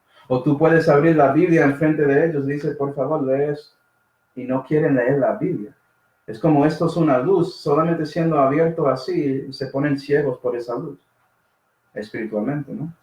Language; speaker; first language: Spanish; non-native, fluent; English